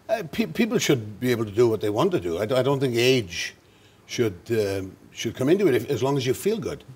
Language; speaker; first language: English; native; English